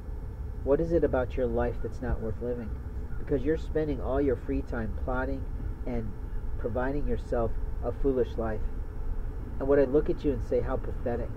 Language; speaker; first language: English; native; English